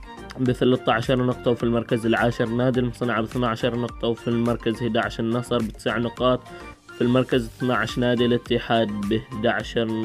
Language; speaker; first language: Arabic; native; Arabic